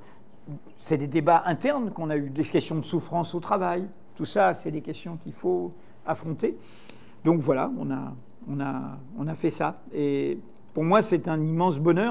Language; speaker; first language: French; native; French